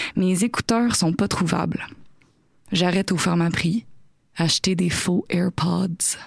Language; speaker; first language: French; native; French